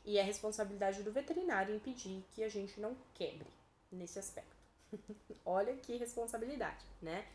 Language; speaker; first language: Portuguese; native; Portuguese